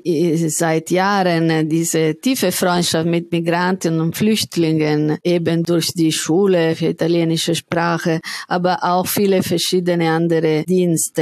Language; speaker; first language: German; non-native, fluent; Italian